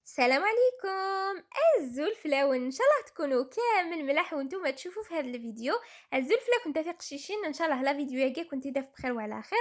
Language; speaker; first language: Arabic; non-native, local second language; Kabyle